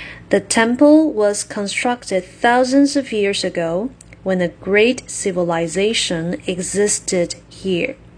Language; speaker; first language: English; non-native, fluent; Chinese